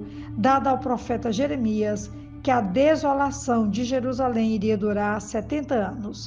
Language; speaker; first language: Portuguese; native; Portuguese